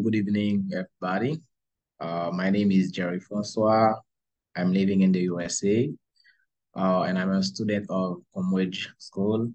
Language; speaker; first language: English; non-native, learner; Haitian Creole